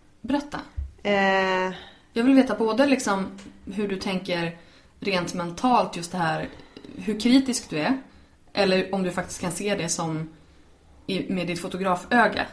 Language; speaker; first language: Swedish; native; Swedish